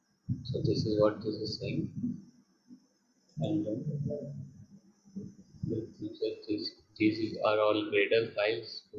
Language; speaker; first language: English; non-native, fluent; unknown